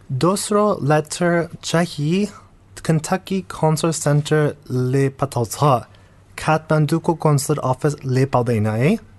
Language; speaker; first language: Nepali; non-native, fluent; English